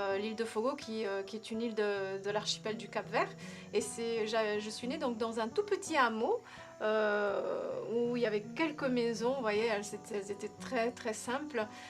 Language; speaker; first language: French; early bilingual, other home language; Kabuverdianu